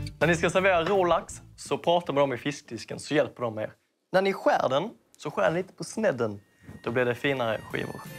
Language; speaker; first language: Swedish; early bilingual, other home language; Cantonese